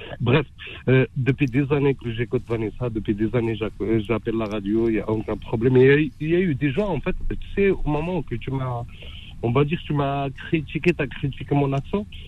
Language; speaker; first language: French; non-native, local second language; Arabic